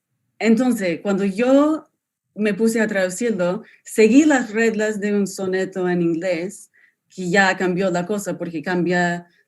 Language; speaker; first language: Spanish; non-native, fluent; English